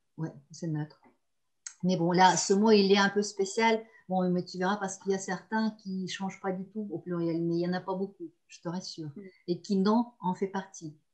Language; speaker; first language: French; non-native, fluent; Russian